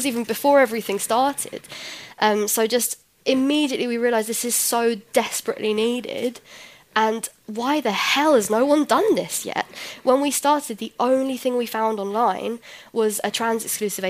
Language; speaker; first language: English; native; English